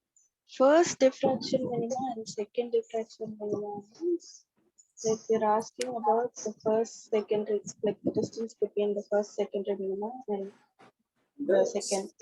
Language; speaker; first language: English; non-native, local second language; Tamil